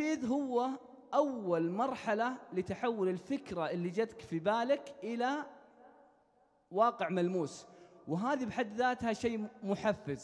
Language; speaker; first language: Arabic; native; Arabic